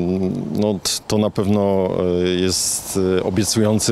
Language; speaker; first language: Polish; native; Polish